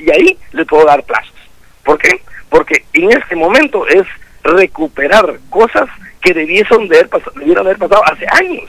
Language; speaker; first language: Spanish; native; Spanish